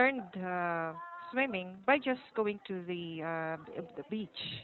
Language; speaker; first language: English; non-native, fluent; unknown